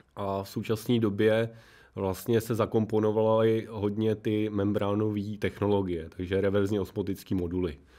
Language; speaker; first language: Czech; native; Czech